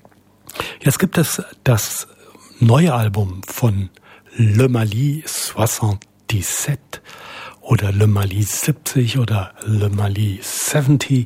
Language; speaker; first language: German; native; German